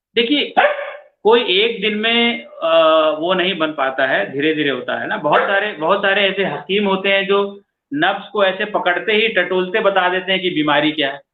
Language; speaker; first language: Hindi; native; Hindi